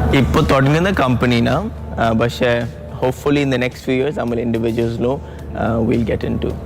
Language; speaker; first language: English; early bilingual, other home language; Malayalam